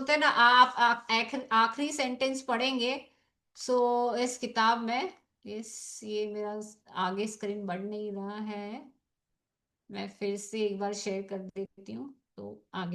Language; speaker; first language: Hindi; native; Hindi